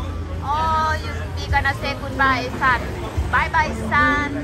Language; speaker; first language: English; non-native, learner; Thai